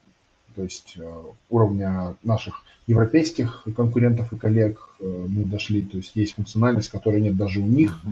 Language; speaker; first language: Russian; native; Russian